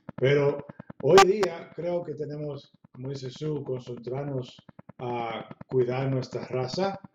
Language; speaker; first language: Spanish; non-native, fluent; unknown